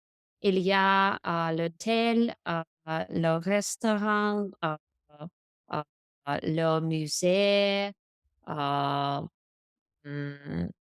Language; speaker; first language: French; non-native, learner; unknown